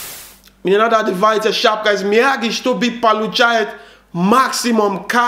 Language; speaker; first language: Russian; non-native, learner; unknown